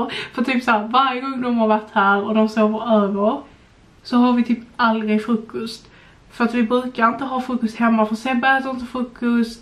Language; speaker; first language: Swedish; native; Swedish